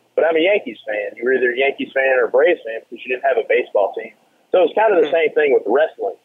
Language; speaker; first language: English; native; English